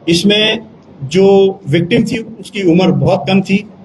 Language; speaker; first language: Hindi; non-native, local second language; Marathi